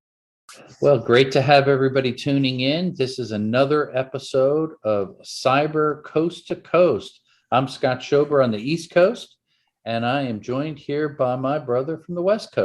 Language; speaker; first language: English; native; English